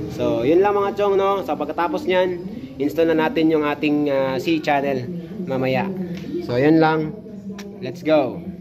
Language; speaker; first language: Filipino; non-native, local second language; Cebuano